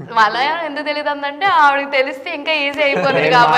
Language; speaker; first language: Telugu; native; Telugu